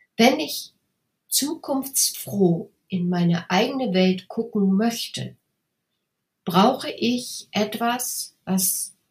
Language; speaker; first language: German; native; German